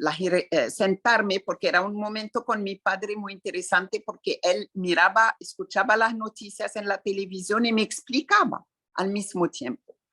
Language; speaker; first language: Spanish; non-native, fluent; Arabic